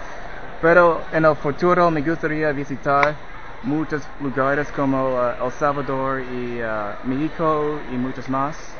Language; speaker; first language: Spanish; non-native, learner; English